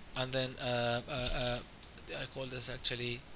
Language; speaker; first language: English; non-native, fluent; Arabic